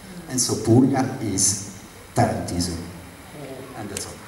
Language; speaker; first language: English; non-native, fluent; Italian